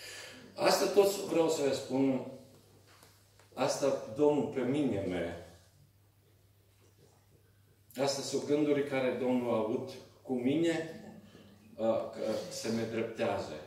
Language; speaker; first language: Romanian; non-native, learner; Serbian